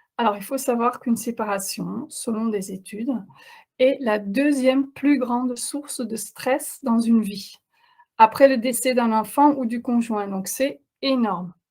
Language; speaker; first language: French; non-native, fluent; Dutch